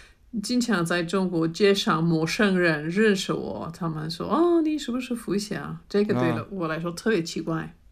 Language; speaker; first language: Chinese; non-native, fluent; English